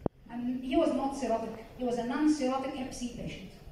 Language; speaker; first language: English; non-native, local second language; Arabic